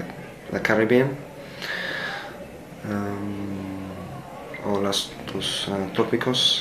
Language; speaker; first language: Spanish; non-native, learner; English